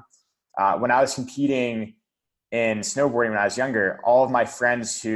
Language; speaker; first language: English; native; English